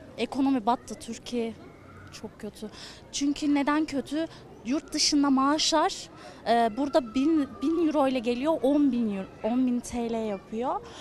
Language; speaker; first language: Turkish; native; Turkish